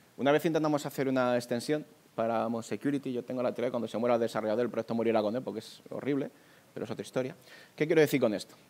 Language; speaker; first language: Spanish; native; Spanish